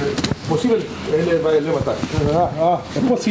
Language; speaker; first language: Portuguese; non-native, learner; English